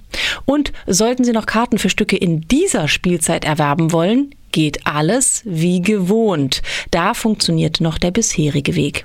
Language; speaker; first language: German; native; German